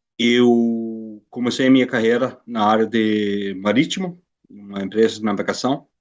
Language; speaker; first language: Portuguese; non-native, fluent; Danish